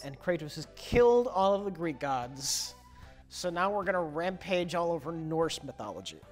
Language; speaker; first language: English; native; English